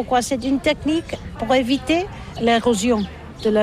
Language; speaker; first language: French; non-native, learner; Catalan